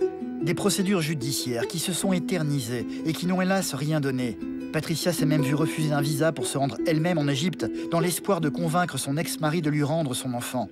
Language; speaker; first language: French; native; French